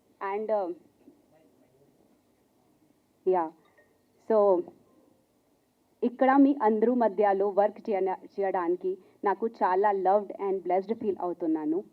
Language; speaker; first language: Telugu; non-native, local second language; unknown